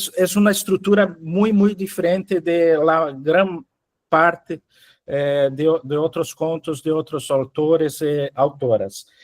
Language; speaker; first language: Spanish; non-native, learner; Portuguese